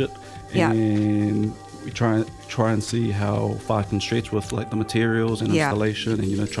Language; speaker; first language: English; native; English